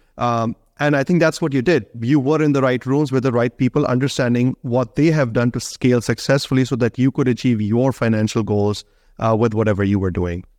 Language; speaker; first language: English; non-native, local second language; Hindi